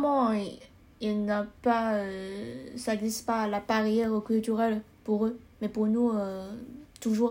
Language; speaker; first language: French; non-native, learner; Chinese